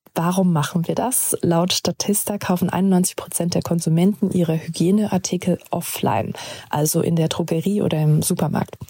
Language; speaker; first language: German; native; German